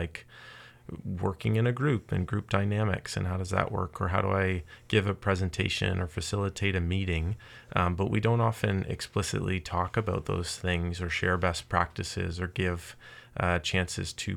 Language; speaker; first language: English; native; English